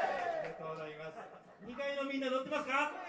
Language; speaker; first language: Japanese; native; Japanese